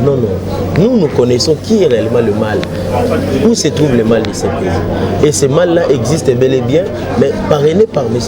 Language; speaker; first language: French; non-native, local second language; Lingala